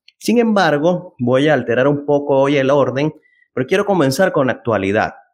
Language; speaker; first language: Spanish; native; Spanish